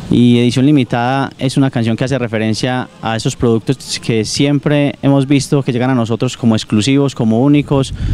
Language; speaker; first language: Spanish; native; Spanish